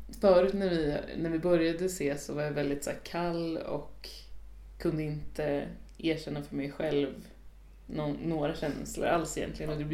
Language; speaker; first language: Swedish; native; Swedish